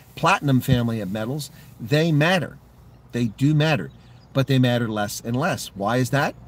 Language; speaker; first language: English; native; English